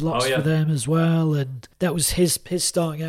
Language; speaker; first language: English; native; English